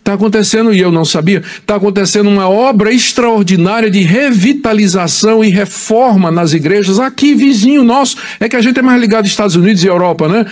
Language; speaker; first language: Portuguese; native; Portuguese